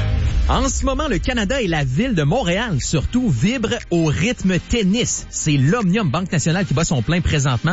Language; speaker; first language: French; native; French